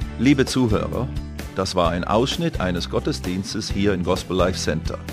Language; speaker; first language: German; native; German